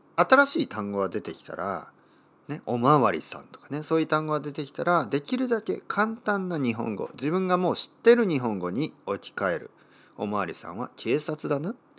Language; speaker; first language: Japanese; native; Japanese